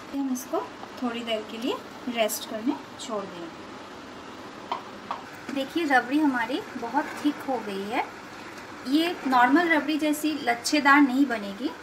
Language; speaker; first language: Hindi; non-native, local second language; Bangla